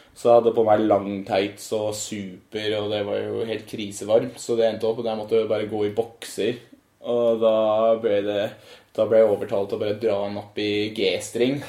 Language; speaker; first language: Norwegian; non-native, fluent; English